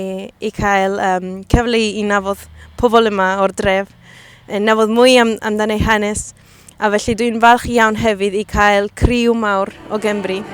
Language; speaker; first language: Welsh; non-native, fluent; Spanish